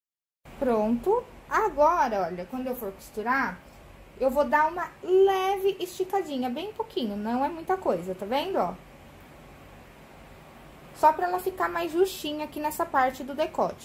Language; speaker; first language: Portuguese; native; Portuguese